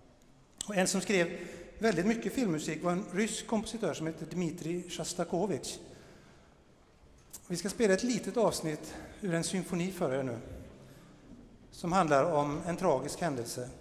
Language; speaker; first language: Swedish; native; Swedish